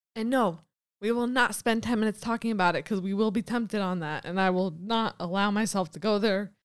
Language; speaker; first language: English; native; English